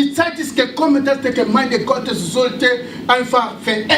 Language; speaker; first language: German; non-native, learner; French